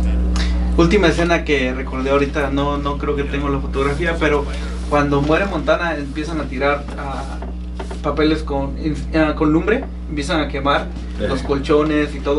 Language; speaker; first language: Spanish; native; Spanish